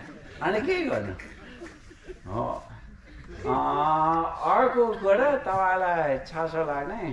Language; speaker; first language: Nepali; non-native, fluent; English